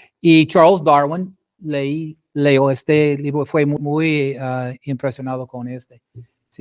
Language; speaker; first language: Spanish; non-native, fluent; English